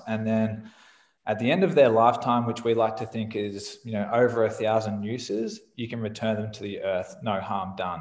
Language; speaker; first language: English; native; English